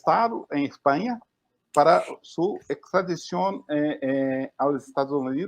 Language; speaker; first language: Spanish; non-native, learner; Portuguese